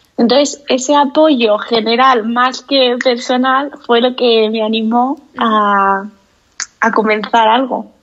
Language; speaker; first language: Spanish; native; Spanish